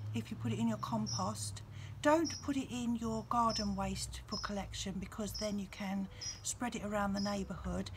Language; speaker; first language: English; native; English